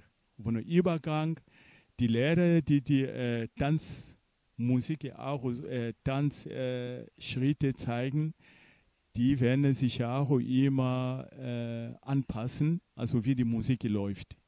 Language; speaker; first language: German; non-native, fluent; Portuguese